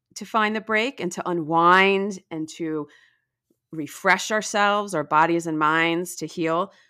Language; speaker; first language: English; native; English